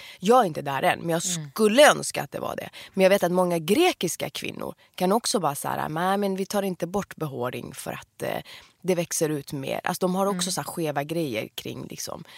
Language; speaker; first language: Swedish; early bilingual, other home language; Persian